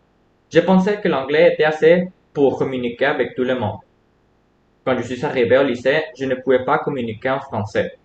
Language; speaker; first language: French; non-native, fluent; Spanish